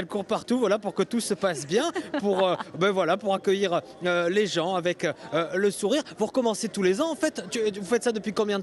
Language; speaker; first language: French; native; French